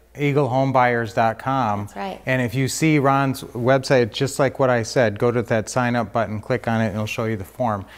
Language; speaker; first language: English; native; English